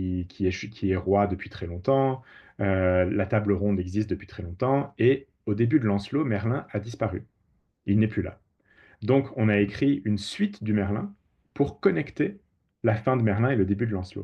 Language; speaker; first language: French; native; French